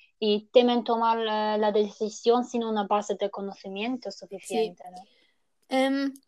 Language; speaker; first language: Spanish; non-native, learner; German